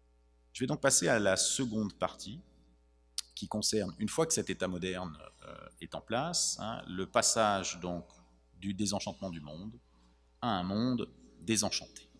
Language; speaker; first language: French; native; French